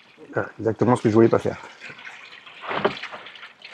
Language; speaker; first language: French; native; French